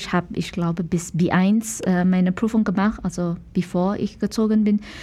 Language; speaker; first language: German; non-native, fluent; Chinese